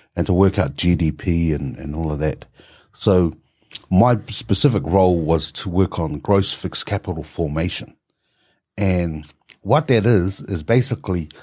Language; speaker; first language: English; native; English